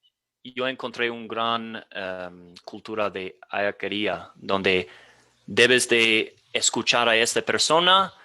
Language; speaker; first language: Spanish; non-native, fluent; English